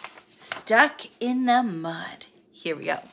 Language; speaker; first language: English; native; English